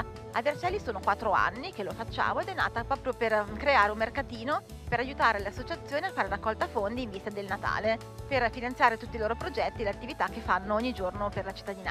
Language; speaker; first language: Italian; native; Italian